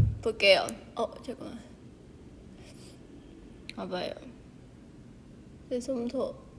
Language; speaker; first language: Korean; non-native, fluent; Chinese